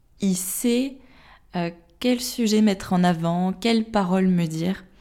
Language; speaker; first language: French; native; French